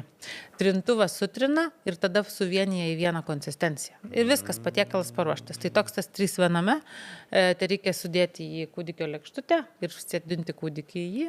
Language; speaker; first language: Lithuanian; native; Lithuanian